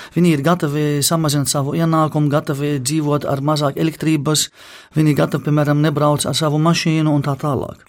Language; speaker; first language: Latvian; non-native, fluent; Arabic